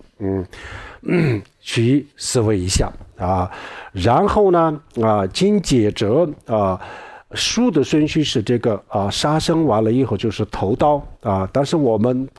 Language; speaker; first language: Chinese; non-native, local second language; Tibetan